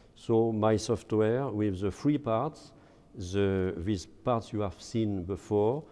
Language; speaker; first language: English; non-native, fluent; French